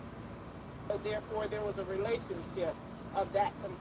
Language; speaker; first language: English; native; English